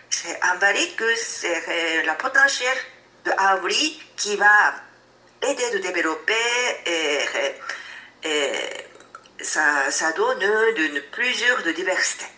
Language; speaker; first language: French; non-native, learner; Japanese